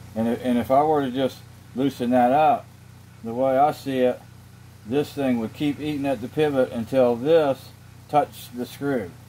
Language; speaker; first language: English; native; English